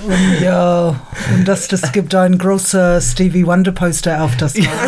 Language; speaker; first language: German; non-native, learner; English